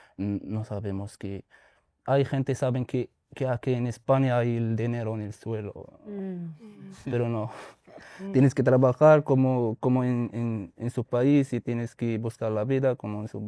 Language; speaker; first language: Spanish; non-native, learner; Arabic